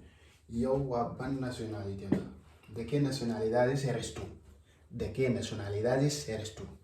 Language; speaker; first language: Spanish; non-native, learner; Wolof